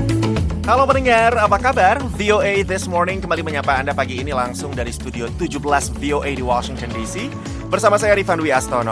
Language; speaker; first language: Indonesian; native; Indonesian